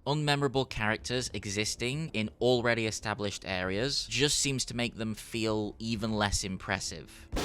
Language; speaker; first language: English; native; English